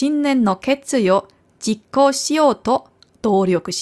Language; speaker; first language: Japanese; non-native, fluent; German